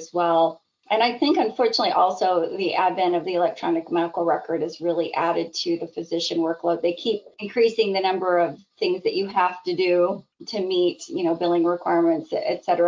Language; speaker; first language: English; native; English